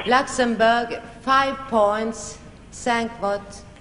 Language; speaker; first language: English; non-native, fluent; Swedish